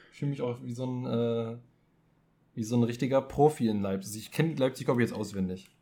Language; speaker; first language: German; early bilingual, other home language; Polish